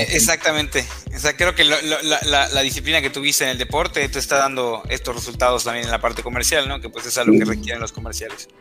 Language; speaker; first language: Spanish; native; Spanish